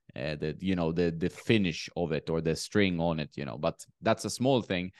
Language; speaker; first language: English; non-native, fluent; Swedish